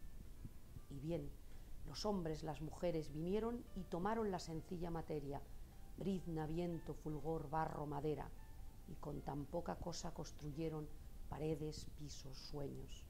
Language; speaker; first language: Spanish; native; Spanish